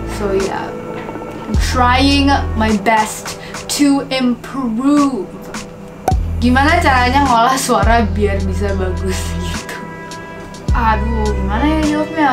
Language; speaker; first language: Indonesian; non-native, local second language; English